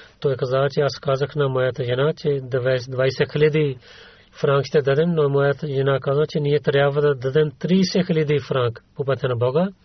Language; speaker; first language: Bulgarian; non-native, learner; Urdu